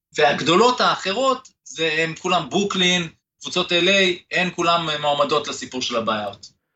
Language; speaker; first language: Hebrew; native; Hebrew